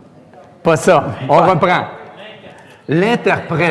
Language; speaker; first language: French; native; French